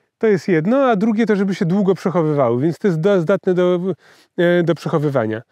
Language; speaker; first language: Polish; native; Polish